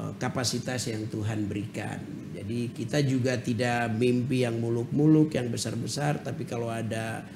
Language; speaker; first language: Indonesian; native; Indonesian